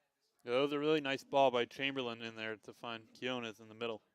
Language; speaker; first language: English; native; English